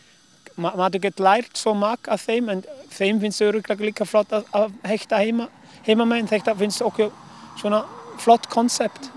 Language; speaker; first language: Icelandic; non-native, learner; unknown